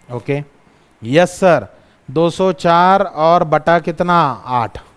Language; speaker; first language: Hindi; non-native, local second language; Marathi